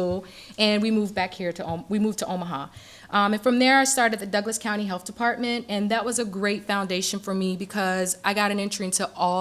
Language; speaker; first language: English; native; English